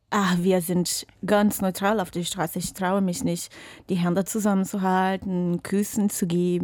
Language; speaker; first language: German; non-native, fluent; Portuguese